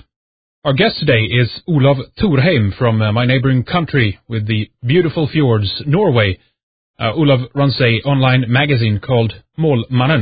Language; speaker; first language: English; non-native, fluent; Swedish